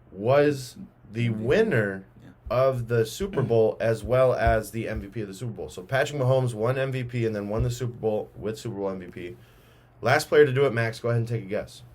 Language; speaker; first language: English; native; English